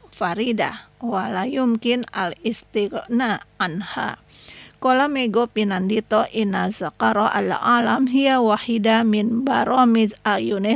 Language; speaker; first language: Arabic; non-native, fluent; Indonesian